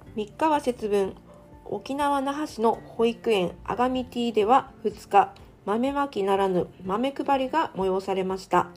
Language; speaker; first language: Japanese; non-native, fluent; Chinese